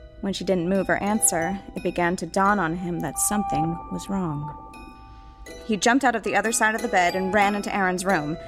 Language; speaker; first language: English; native; English